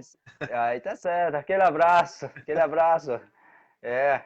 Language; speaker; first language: Portuguese; native; Portuguese